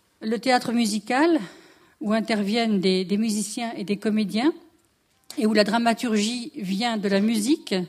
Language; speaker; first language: French; native; French